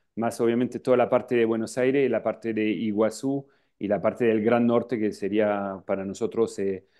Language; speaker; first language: Spanish; non-native, fluent; French